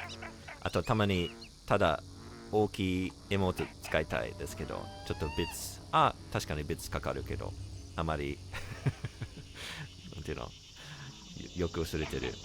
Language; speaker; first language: Japanese; non-native, learner; English